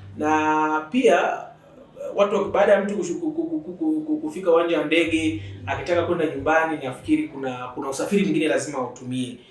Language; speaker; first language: Swahili; native; Swahili